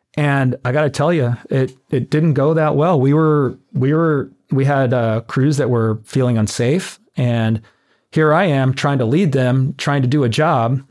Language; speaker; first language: English; native; English